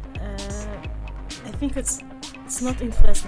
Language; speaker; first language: English; non-native, learner; Polish